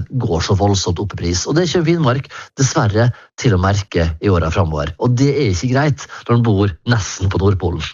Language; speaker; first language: Norwegian; native; Norwegian